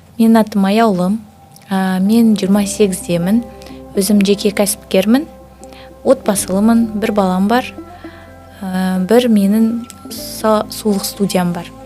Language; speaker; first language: Kazakh; non-native, local second language; Russian